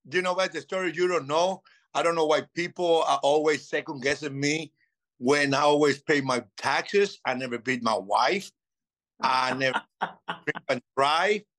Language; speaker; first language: English; non-native, fluent; Spanish